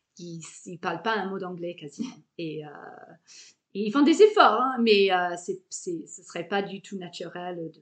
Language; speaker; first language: French; non-native, fluent; English